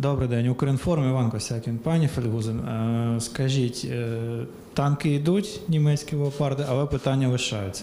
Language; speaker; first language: Ukrainian; native; Ukrainian